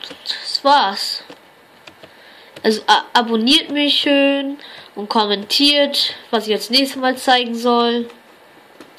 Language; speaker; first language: German; native; German